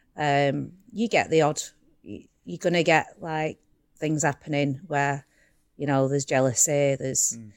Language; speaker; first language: English; native; English